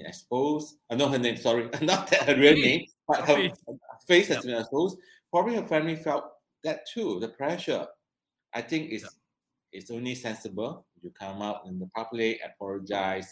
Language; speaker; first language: English; non-native, local second language; Cantonese